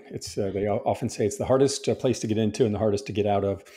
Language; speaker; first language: English; native; English